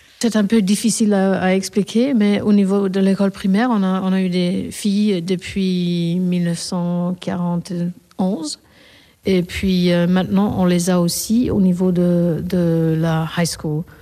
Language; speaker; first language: French; non-native, fluent; Korean